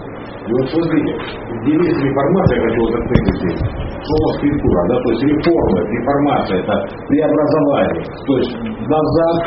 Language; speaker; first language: Russian; native; Russian